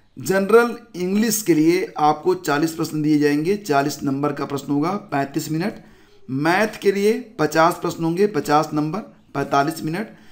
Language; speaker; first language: Hindi; native; Hindi